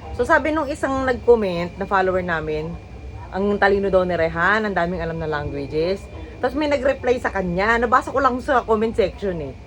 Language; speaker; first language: Filipino; non-native, local second language; Pampanga